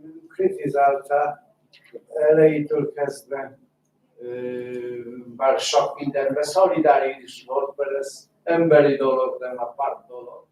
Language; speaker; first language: Hungarian; non-native, fluent; Polish